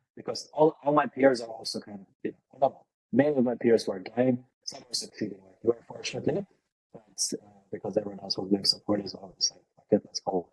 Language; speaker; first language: English; non-native, fluent; Lithuanian